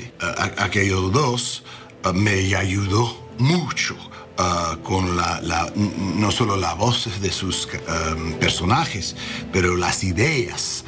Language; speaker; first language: Spanish; non-native, learner; English